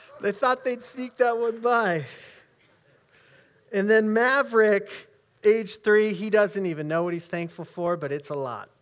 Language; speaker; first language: English; native; English